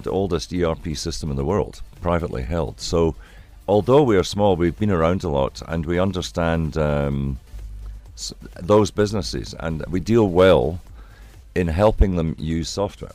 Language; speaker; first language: English; native; English